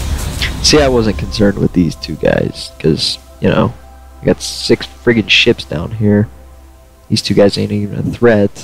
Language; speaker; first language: English; native; English